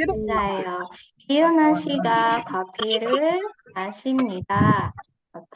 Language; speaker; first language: Korean; non-native, fluent; Indonesian